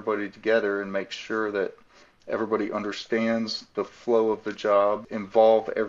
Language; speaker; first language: English; native; English